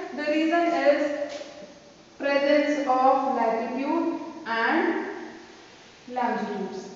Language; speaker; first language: English; non-native, local second language; Hindi